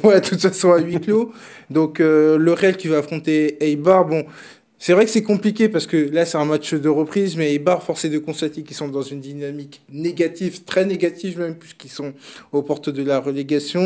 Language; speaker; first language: French; native; French